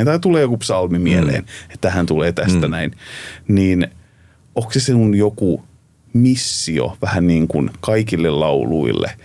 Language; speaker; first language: Finnish; native; Finnish